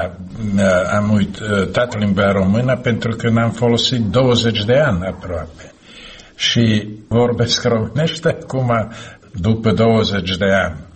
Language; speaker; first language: Romanian; non-native, learner; Slovak